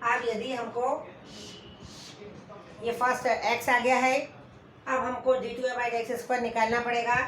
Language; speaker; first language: Hindi; native; Hindi